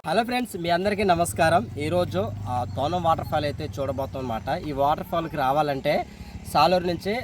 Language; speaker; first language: Telugu; non-native, local second language; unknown